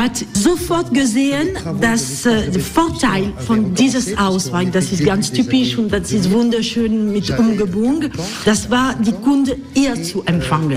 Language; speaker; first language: German; non-native, learner; French